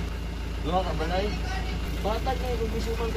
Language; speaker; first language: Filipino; non-native, local second language; Cebuano